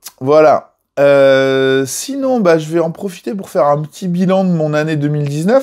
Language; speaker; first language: French; native; French